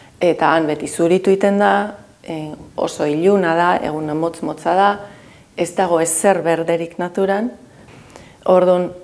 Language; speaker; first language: Basque; non-native, learner; Finnish